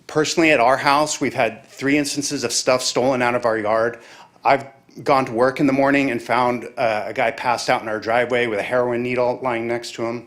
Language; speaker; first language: English; native; English